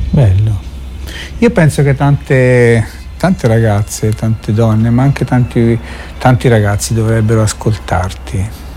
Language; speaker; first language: Italian; native; Italian